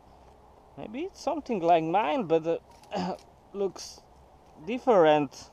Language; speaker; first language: English; non-native, learner; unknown